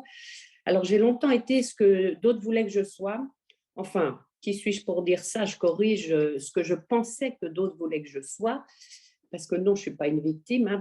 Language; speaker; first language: French; native; French